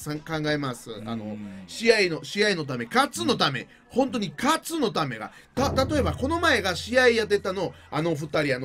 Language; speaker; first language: Japanese; non-native, learner; Spanish